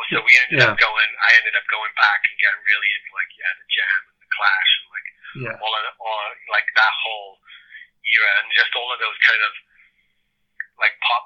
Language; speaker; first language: English; native; English